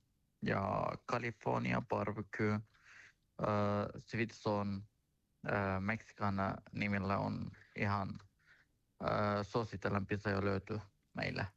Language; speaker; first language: Finnish; non-native, learner; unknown